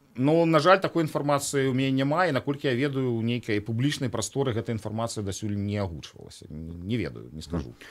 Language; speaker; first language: Belarusian; native; Belarusian